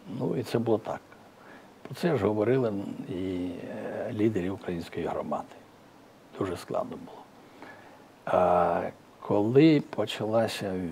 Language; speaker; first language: Ukrainian; native; Ukrainian